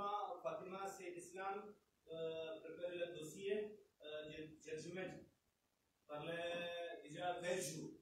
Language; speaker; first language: French; non-native, learner; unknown